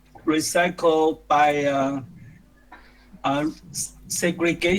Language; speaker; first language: English; non-native, learner; Chinese